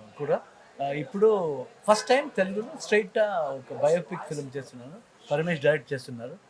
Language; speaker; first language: Telugu; non-native, learner; Kannada